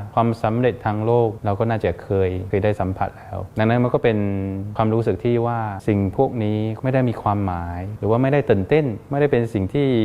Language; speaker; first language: Thai; non-native, fluent; Malay